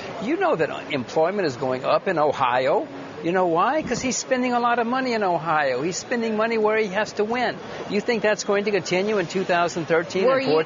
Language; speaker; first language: English; native; English